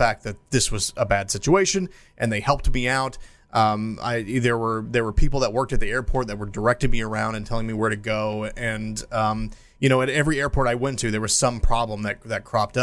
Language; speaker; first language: English; native; English